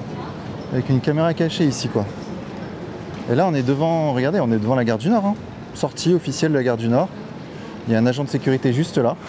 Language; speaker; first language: French; native; French